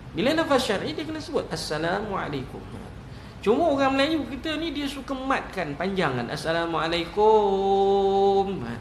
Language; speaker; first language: Malay; native; Malay